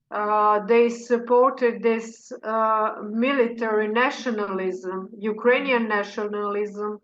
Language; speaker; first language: English; non-native, fluent; Serbian